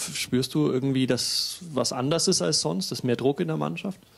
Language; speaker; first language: German; native; German